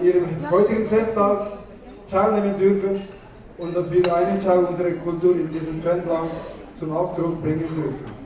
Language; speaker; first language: German; non-native, fluent; Tibetan